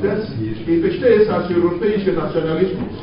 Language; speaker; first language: German; non-native, fluent; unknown